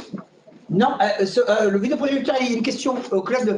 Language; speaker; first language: French; native; French